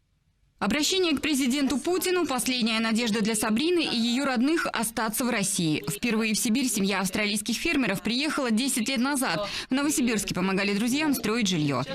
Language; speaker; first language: Russian; native; Russian